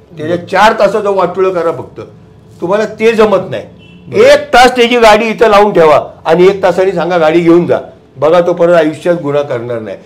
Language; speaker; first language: Marathi; non-native, local second language; Gujarati